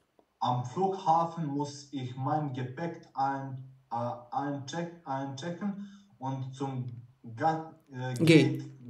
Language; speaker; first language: German; non-native, learner; Bosnian